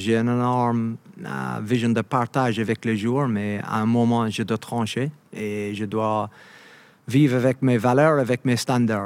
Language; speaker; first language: French; non-native, fluent; English